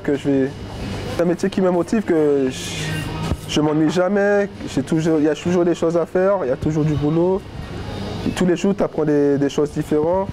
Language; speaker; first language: French; native; French